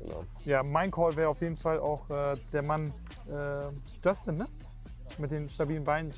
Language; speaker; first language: German; native; German